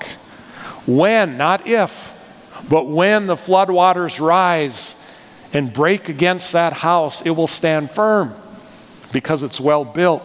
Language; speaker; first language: English; native; English